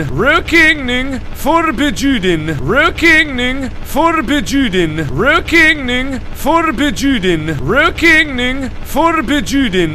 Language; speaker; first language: Swedish; non-native, learner; English